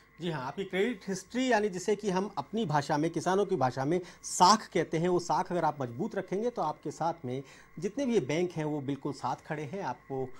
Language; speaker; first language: Hindi; native; Hindi